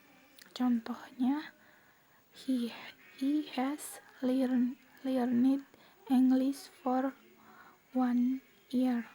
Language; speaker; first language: English; non-native, learner; Indonesian